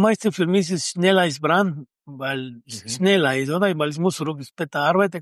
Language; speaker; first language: German; non-native, learner; Spanish